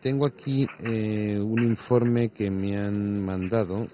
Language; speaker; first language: Spanish; native; Spanish